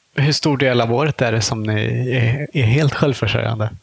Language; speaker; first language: Swedish; native; Swedish